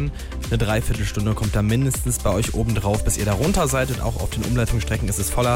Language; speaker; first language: German; native; German